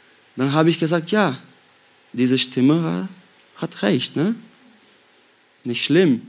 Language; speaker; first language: German; non-native, fluent; Portuguese